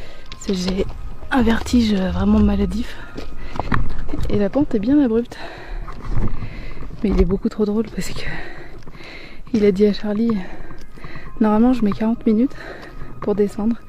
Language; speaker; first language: French; native; French